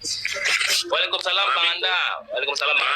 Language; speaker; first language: Indonesian; native; Indonesian